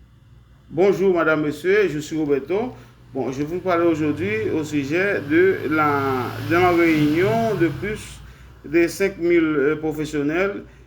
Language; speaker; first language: French; non-native, learner; Spanish